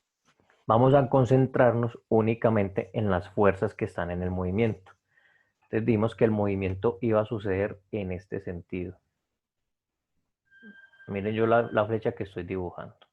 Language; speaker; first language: Spanish; native; Spanish